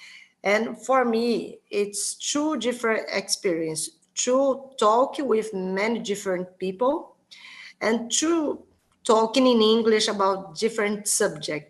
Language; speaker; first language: English; non-native, learner; Portuguese